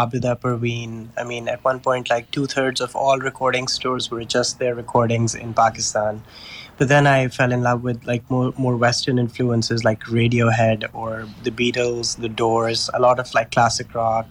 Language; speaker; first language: English; non-native, local second language; Urdu